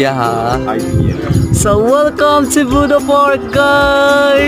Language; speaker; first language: English; non-native, learner; Filipino